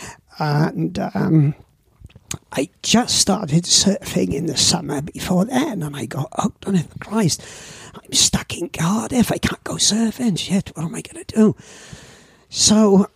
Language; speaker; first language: English; native; English